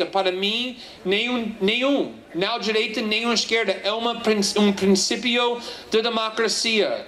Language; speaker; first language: Portuguese; non-native, fluent; English